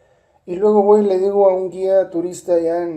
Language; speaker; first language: Spanish; native; Spanish